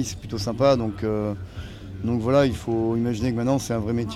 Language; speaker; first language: French; native; French